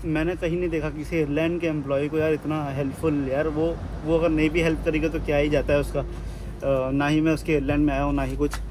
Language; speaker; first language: Hindi; native; Hindi